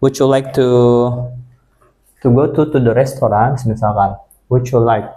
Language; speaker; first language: English; non-native, fluent; Indonesian